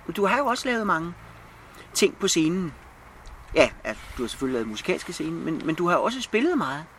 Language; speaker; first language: Danish; native; Danish